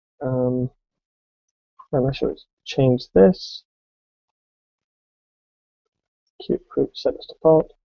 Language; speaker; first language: English; native; English